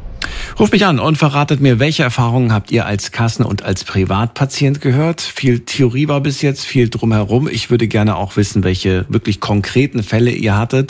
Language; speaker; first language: German; native; German